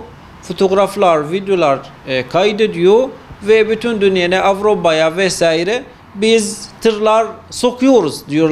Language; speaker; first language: Turkish; non-native, fluent; Arabic